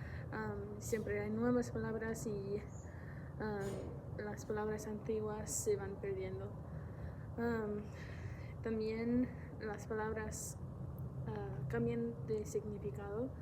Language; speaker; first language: Spanish; non-native, fluent; English